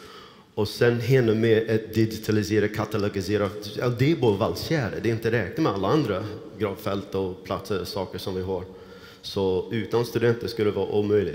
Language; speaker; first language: Swedish; non-native, fluent; English